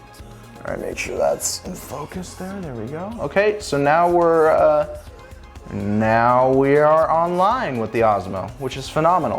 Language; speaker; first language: English; native; English